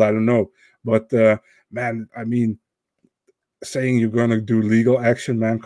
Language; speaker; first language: English; non-native, fluent; Dutch